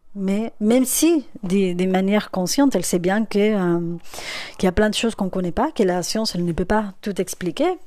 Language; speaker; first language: French; non-native, fluent; Spanish